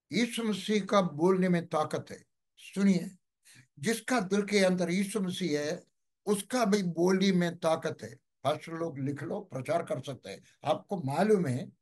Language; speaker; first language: Hindi; non-native, local second language; Malayalam